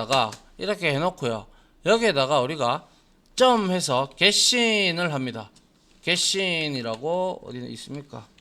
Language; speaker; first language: Korean; native; Korean